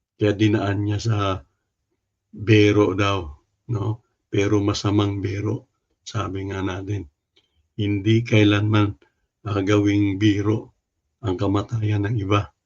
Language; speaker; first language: Filipino; non-native, local second language; Cebuano